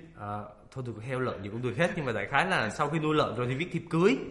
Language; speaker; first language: Vietnamese; native; Vietnamese